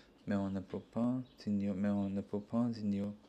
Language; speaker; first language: French; non-native, learner; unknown